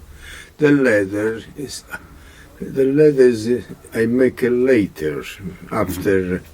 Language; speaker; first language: English; non-native, learner; Italian